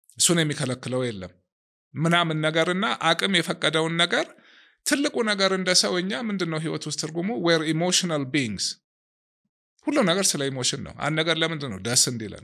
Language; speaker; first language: Amharic; native; Amharic